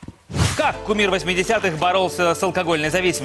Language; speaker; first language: Russian; native; Russian